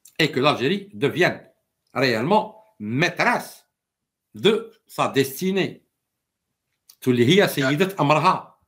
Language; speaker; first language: French; non-native, local second language; Arabic